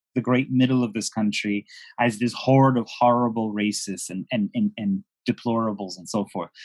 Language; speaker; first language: English; non-native, fluent; Persian